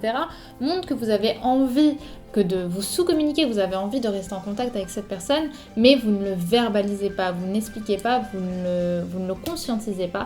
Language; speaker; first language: French; native; French